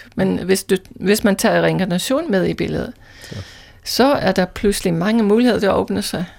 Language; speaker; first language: Danish; non-native, fluent; English